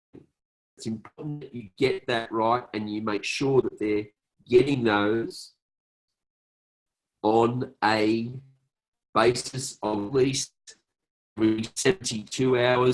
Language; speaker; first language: English; native; English